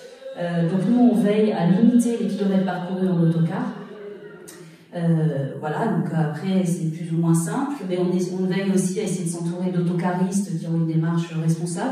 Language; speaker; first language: French; native; French